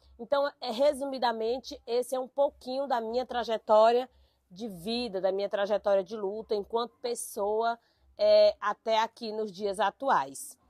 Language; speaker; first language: Portuguese; native; Portuguese